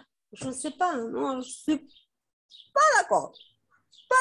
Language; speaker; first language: French; non-native, fluent; Spanish